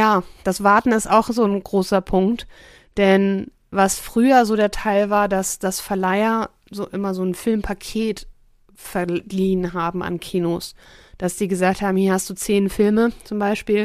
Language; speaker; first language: German; native; German